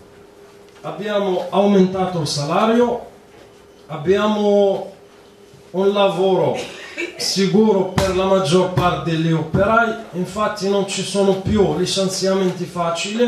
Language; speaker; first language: Italian; non-native, fluent; Arabic